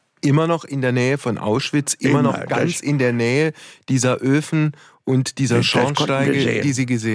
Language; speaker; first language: German; native; German